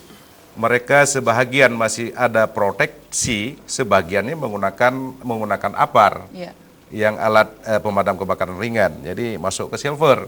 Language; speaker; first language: Malay; native; Malay